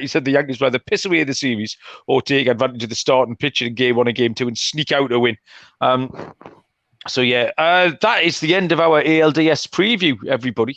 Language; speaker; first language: English; native; English